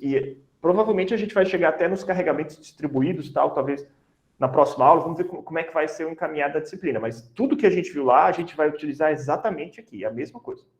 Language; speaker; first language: Portuguese; native; Portuguese